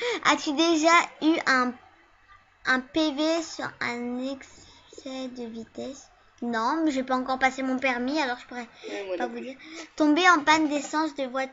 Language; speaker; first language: French; early bilingual, other home language; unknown